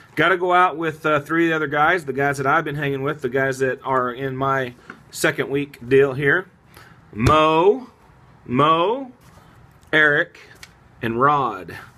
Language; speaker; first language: English; native; English